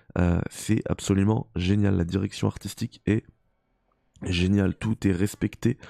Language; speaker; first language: French; native; French